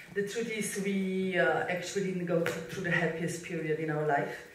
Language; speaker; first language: English; non-native, fluent; Slovenian